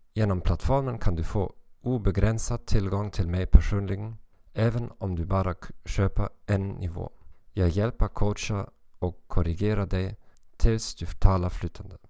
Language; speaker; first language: Swedish; non-native, learner; German